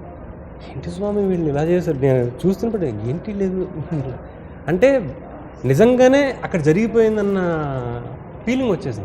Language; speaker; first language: Telugu; native; Telugu